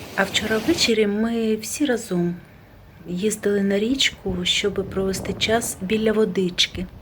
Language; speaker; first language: Ukrainian; native; Ukrainian